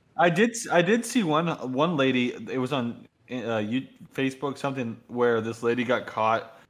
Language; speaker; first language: English; native; English